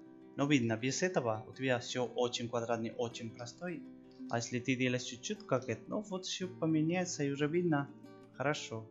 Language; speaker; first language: Russian; non-native, learner; Spanish